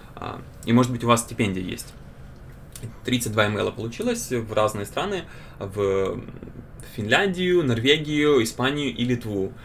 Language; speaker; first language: Russian; native; Russian